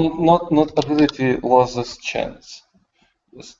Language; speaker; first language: English; non-native, learner; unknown